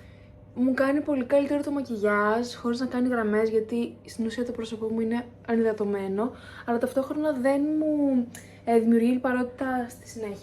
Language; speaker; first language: Greek; native; Greek